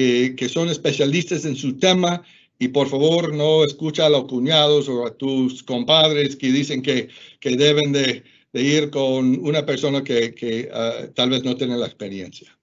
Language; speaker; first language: Spanish; non-native, fluent; English